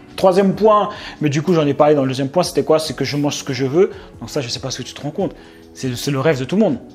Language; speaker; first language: French; native; French